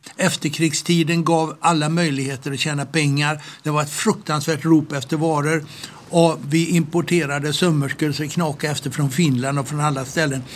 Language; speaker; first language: Swedish; native; Swedish